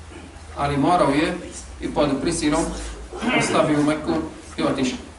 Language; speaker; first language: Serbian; non-native, fluent; Arabic